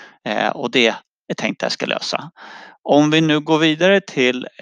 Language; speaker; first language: Swedish; native; Swedish